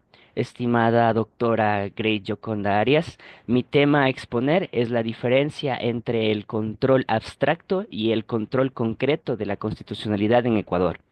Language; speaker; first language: Spanish; native; Spanish